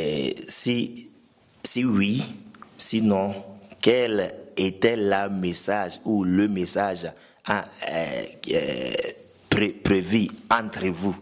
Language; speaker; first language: French; non-native, fluent; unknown